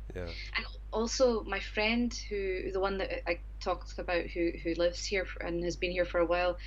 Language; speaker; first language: English; native; English